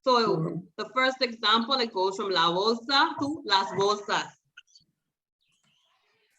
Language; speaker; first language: Spanish; non-native, fluent; English